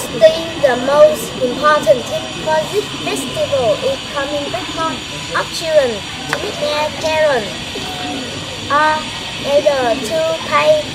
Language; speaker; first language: English; non-native, learner; Vietnamese